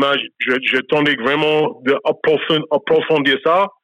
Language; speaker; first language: French; non-native, fluent; English